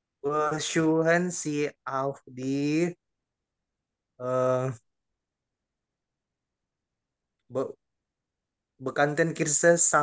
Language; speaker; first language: German; non-native, learner; Indonesian